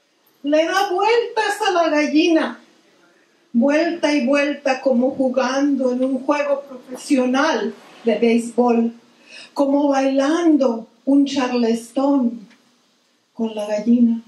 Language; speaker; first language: Spanish; early bilingual, heritage; Spanish